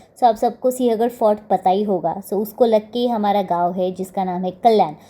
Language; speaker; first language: Hindi; non-native, local second language; Marathi